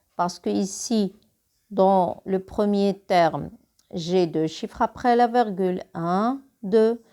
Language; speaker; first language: French; non-native, local second language; Arabic